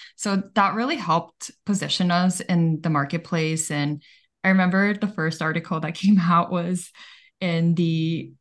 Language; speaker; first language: English; early bilingual, other home language; Bulgarian